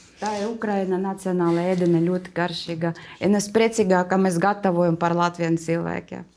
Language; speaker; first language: Latvian; non-native, learner; Russian